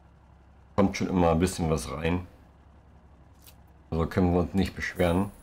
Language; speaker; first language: German; native; German